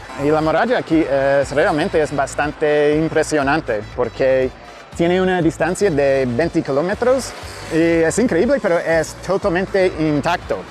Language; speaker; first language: Spanish; non-native, fluent; English